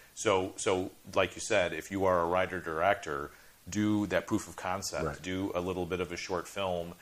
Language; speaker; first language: English; native; English